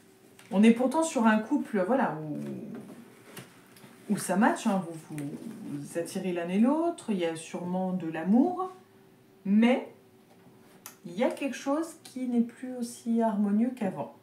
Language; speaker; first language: French; native; French